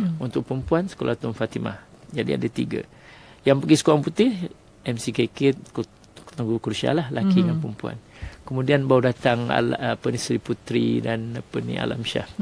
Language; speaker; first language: Malay; non-native, local second language; Chinese